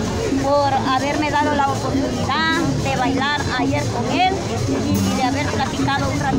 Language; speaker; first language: Spanish; native; Spanish